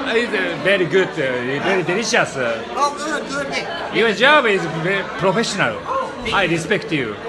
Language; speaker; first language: English; non-native, learner; Japanese